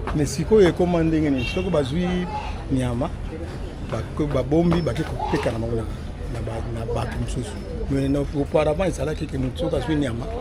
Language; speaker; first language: Lingala; non-native, local second language; Kongo